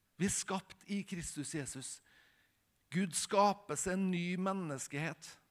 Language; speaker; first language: Norwegian; native; Norwegian